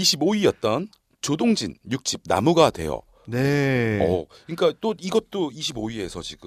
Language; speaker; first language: Korean; native; Korean